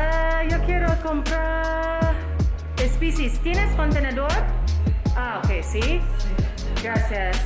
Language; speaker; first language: Spanish; non-native, learner; English